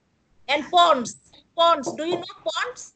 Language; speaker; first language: English; non-native, learner; Bangla